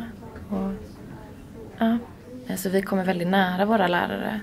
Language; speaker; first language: Swedish; native; Swedish